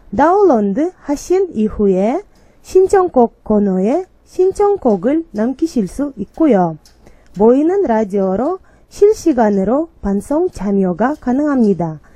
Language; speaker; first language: Korean; non-native, learner; Kyrgyz